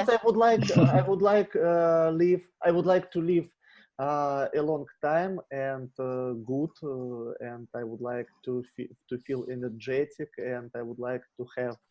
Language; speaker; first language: English; non-native, learner; Russian